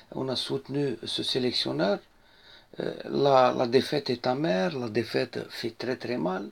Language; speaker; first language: French; non-native, local second language; Arabic